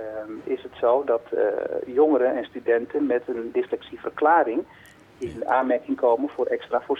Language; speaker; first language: Dutch; native; Dutch